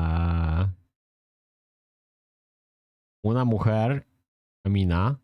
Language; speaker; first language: Spanish; non-native, learner; Polish